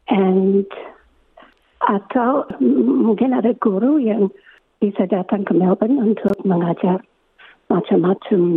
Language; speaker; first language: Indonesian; non-native, fluent; English